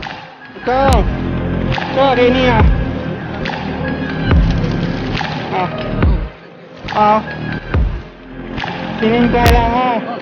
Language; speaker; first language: Chinese; non-native, learner; Filipino